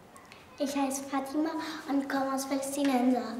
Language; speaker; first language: German; early bilingual, other home language; Arabic